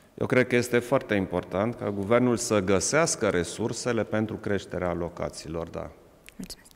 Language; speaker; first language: Romanian; non-native, local second language; German